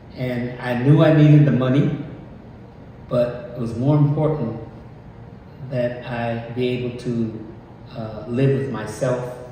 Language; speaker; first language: English; native; English